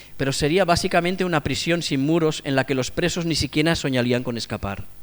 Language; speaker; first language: Spanish; non-native, local second language; Catalan